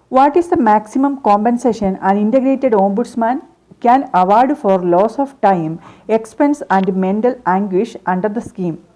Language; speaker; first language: English; non-native, local second language; Malayalam